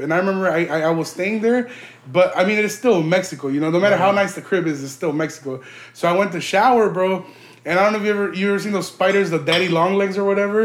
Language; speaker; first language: English; early bilingual, other home language; Spanish